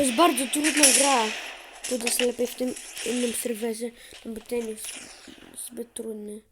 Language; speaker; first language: Polish; early bilingual, heritage; Polish